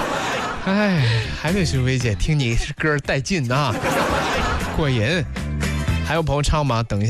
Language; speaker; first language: Chinese; native; Chinese